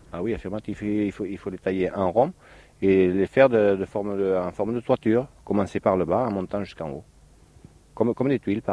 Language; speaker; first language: French; native; French